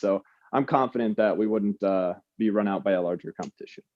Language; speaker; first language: English; native; English